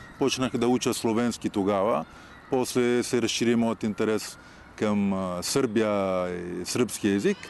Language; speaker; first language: Bulgarian; non-native, fluent; Italian